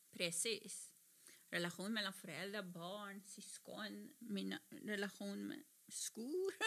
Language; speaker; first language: Swedish; non-native, fluent; Persian